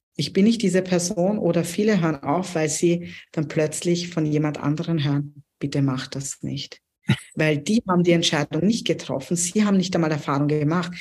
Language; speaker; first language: German; non-native, fluent; Urdu